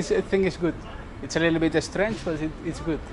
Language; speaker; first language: English; non-native, learner; Spanish